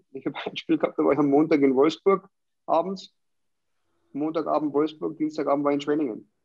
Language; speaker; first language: German; native; German